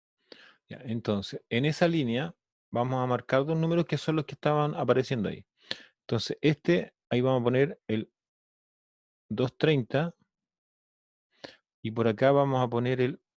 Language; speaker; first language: Spanish; native; Spanish